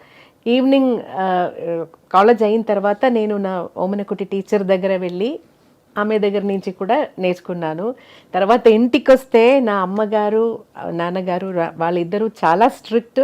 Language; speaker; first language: Telugu; non-native, fluent; Malayalam